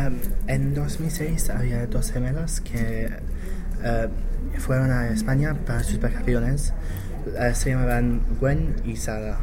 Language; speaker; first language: Spanish; non-native, learner; English